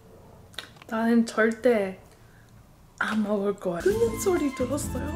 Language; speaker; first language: Korean; non-native, learner; English